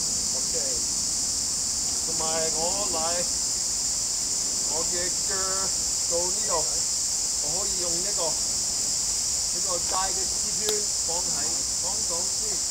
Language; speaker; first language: Cantonese; non-native, learner; English